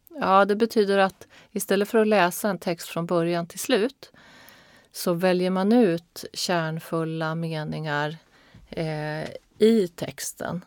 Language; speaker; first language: Swedish; native; Swedish